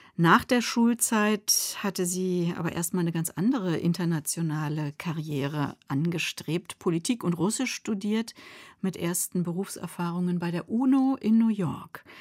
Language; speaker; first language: German; native; German